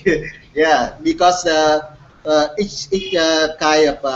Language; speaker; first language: English; non-native, learner; Vietnamese